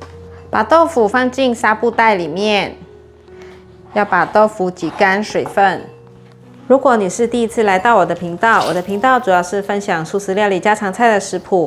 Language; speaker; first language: Chinese; native; Chinese